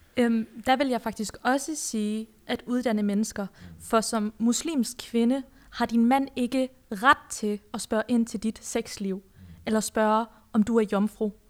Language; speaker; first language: Danish; early bilingual, other home language; Persian